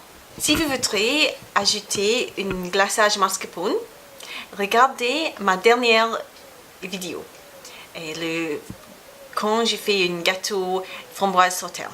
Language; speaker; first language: French; non-native, fluent; English